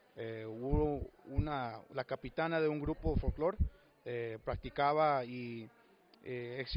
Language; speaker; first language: Spanish; early bilingual, heritage; Spanish